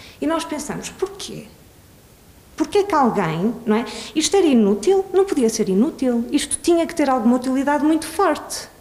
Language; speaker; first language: Portuguese; early bilingual, other home language; Swedish